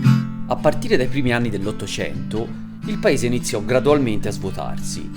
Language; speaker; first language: Italian; native; Italian